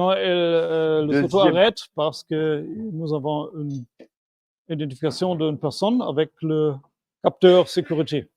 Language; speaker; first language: French; non-native, fluent; German